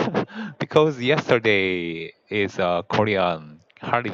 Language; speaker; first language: English; non-native, learner; Korean